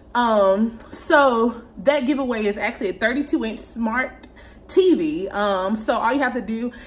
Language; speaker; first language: English; native; English